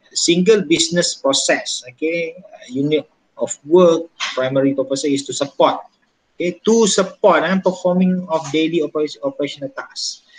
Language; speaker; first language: English; non-native, local second language; Malay